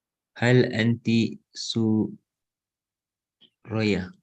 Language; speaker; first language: Arabic; non-native, learner; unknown